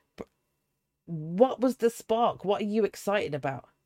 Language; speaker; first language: English; native; English